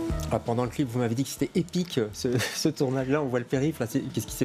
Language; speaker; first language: French; native; French